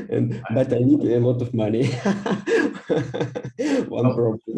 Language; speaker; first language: English; non-native, learner; Russian